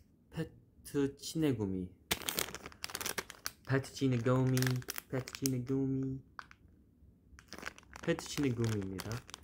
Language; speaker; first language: Korean; early bilingual, heritage; Korean